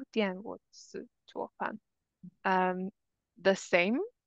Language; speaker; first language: Chinese; non-native, learner; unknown